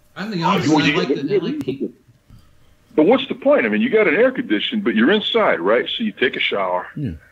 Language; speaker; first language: English; native; English